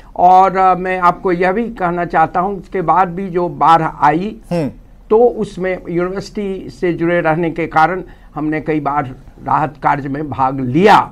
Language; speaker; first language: Hindi; native; Hindi